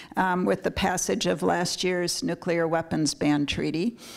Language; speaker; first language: English; native; English